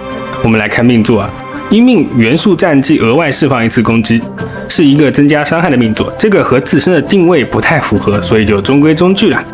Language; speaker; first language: Chinese; native; Chinese